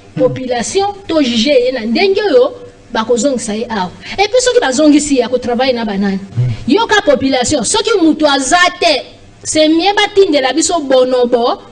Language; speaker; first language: Lingala; native; Lingala